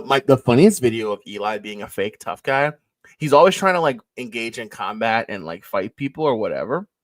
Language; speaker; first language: English; native; English